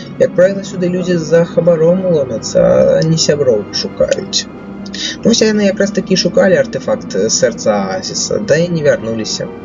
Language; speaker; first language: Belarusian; non-native, local second language; Russian